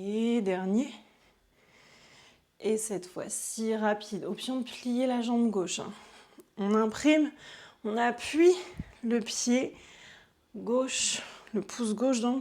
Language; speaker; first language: French; native; French